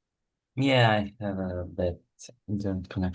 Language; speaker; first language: English; non-native, learner; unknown